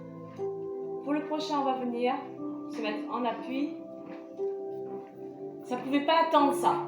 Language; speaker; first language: French; native; French